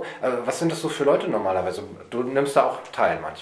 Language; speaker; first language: German; native; German